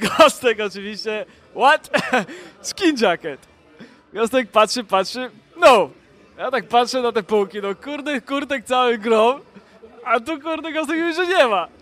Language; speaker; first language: Polish; native; Polish